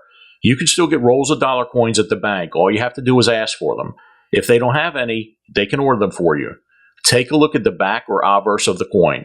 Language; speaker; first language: English; native; English